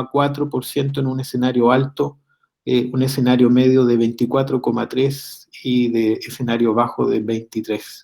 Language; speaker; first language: Spanish; native; Spanish